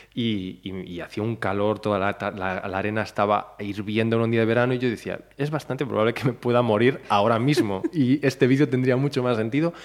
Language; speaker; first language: Spanish; native; Spanish